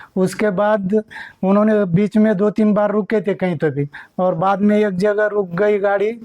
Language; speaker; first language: Hindi; non-native, local second language; Marathi